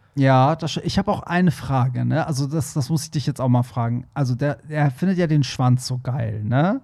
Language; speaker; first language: German; native; German